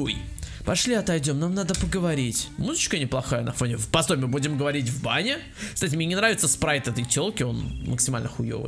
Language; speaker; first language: Russian; native; Russian